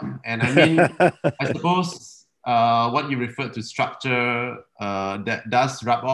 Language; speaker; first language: English; native; English